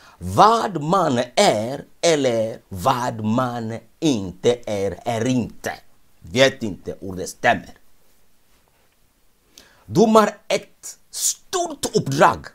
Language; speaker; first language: Swedish; non-native, fluent; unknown